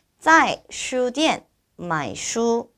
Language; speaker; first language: Chinese; non-native, fluent; Korean